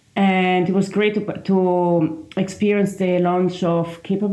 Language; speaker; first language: English; non-native, fluent; Italian